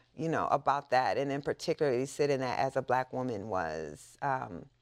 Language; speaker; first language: English; native; English